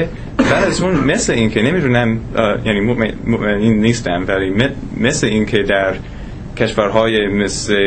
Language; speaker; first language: Persian; non-native, fluent; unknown